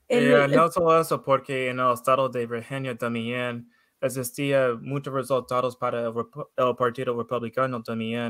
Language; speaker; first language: Spanish; non-native, learner; English